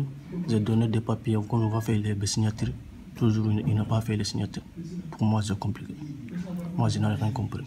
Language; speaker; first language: French; non-native, learner; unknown